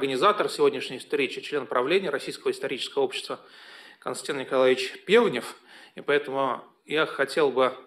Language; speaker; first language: Russian; native; Russian